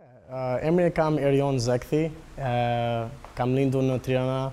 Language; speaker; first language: Albanian; early bilingual, heritage; Albanian